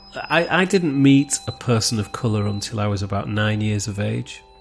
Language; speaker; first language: English; native; English